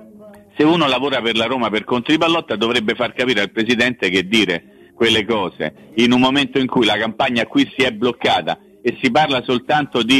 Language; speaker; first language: Italian; native; Italian